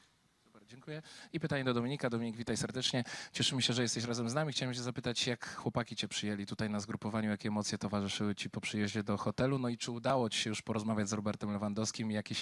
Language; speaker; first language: Polish; native; Polish